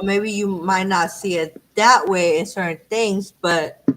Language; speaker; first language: English; native; English